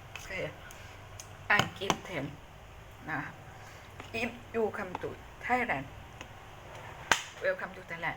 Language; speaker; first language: English; non-native, learner; Thai